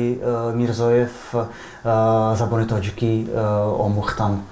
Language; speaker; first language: Persian; non-native, fluent; Czech